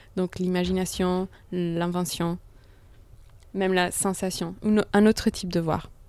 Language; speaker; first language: French; non-native, fluent; Italian